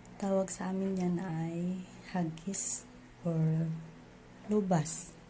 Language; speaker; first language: Filipino; non-native, local second language; Bikol